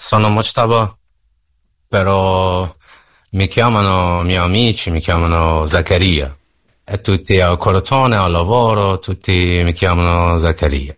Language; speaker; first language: Italian; non-native, learner; Persian